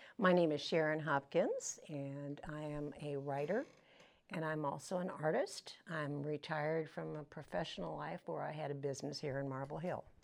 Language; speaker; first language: English; native; English